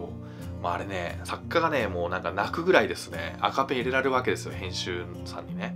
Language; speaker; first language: Japanese; native; Japanese